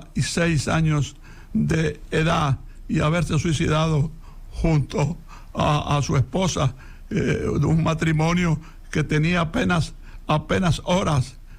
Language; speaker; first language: Spanish; native; Spanish